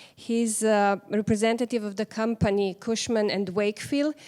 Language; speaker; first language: English; non-native, fluent; Slovenian